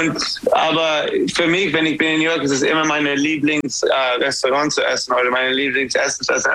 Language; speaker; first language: German; non-native, learner; English